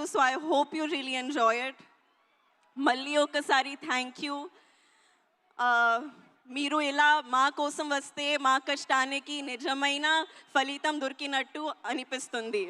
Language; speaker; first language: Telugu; non-native, learner; Hindi